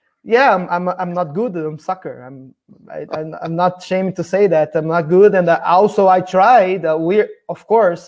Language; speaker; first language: English; non-native, fluent; Portuguese